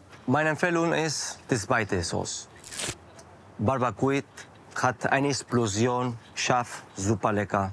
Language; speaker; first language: German; non-native, learner; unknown